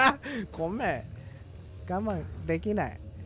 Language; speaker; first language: Japanese; non-native, learner; English